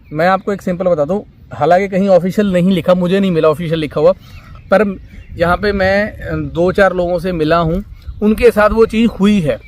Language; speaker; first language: Hindi; non-native, local second language; Punjabi